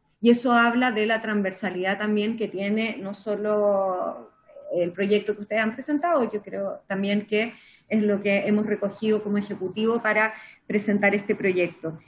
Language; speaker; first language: Spanish; native; Spanish